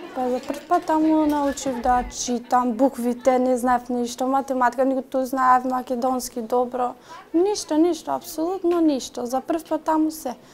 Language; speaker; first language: Macedonian; non-native, local second language; Romany